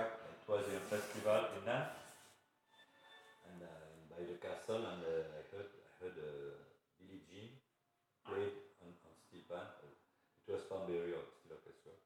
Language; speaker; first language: English; non-native, fluent; Arabic